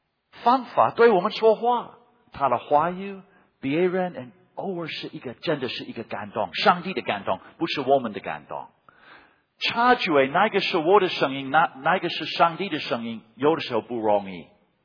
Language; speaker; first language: Chinese; non-native, fluent; English